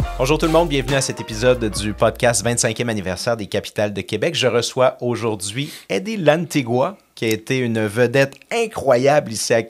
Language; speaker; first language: French; native; French